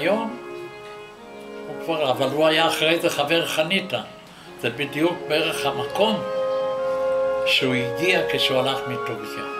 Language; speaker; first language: Hebrew; non-native, fluent; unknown